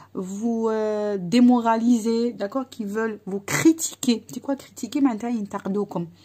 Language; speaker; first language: French; non-native, local second language; Arabic